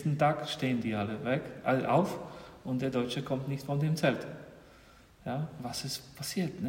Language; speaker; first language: German; non-native, fluent; Polish